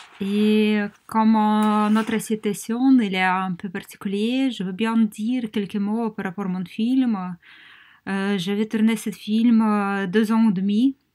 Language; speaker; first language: French; non-native, fluent; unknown